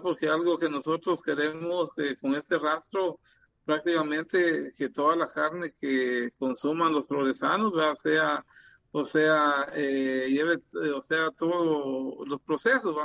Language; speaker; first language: Spanish; native; Spanish